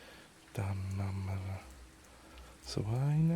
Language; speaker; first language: German; native; German